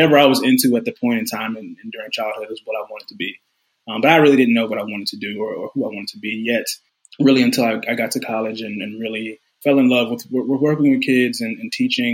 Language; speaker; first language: English; native; English